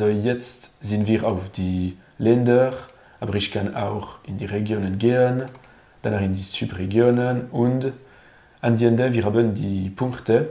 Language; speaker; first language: German; non-native, learner; French